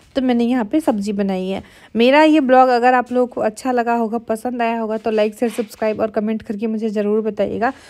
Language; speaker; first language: Hindi; non-native, local second language; Bhojpuri